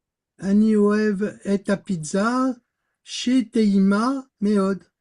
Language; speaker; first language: Hebrew; non-native, learner; French